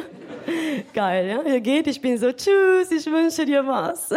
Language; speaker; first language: German; non-native, fluent; Italian